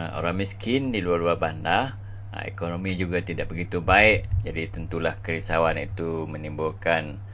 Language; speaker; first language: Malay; non-native, local second language; Iban